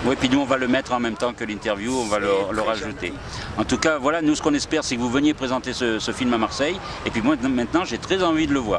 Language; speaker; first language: French; native; French